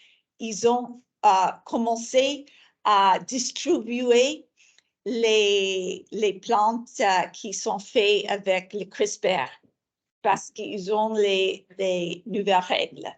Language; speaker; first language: French; non-native, fluent; English